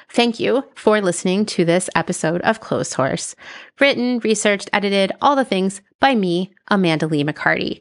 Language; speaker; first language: English; native; English